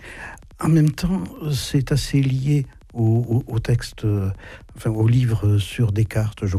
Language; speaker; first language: French; native; French